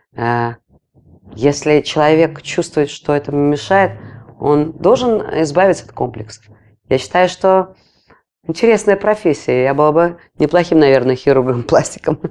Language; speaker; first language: Russian; non-native, local second language; Latvian